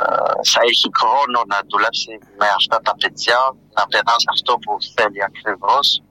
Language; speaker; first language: Greek; non-native, fluent; French